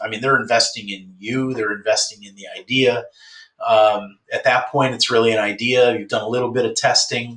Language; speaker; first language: English; native; English